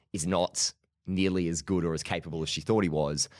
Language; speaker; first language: English; native; English